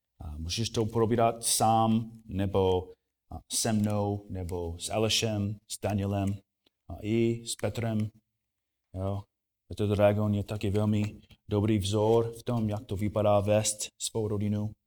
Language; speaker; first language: Czech; non-native, fluent; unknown